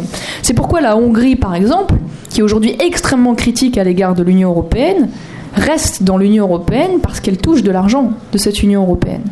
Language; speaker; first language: French; native; French